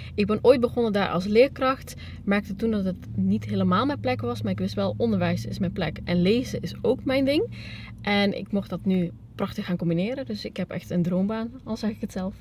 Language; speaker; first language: Dutch; early bilingual, other home language; Spanish